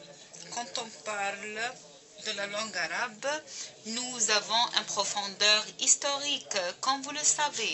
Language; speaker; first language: French; non-native, fluent; Arabic